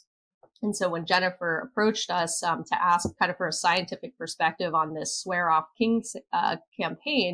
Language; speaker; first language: English; native; English